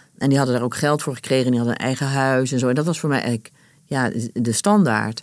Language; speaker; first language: Dutch; native; Dutch